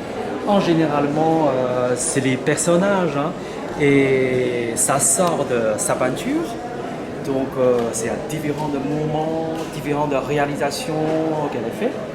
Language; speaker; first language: French; non-native, learner; Chinese